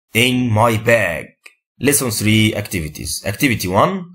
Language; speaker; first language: English; non-native, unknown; Arabic